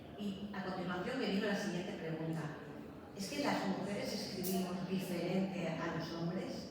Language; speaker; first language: Spanish; native; Spanish